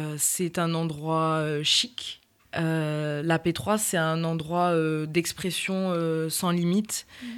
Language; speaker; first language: French; native; French